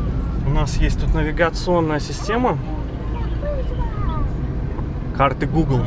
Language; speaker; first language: Russian; native; Russian